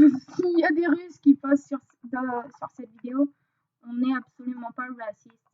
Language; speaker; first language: French; native; French